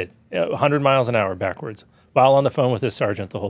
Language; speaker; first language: English; native; English